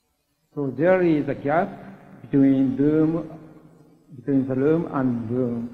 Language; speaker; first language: English; non-native, learner; Japanese